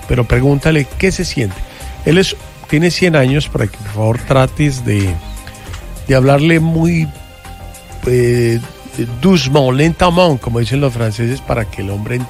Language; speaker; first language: Spanish; native; Spanish